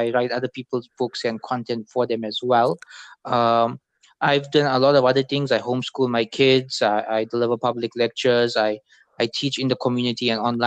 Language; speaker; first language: English; native; English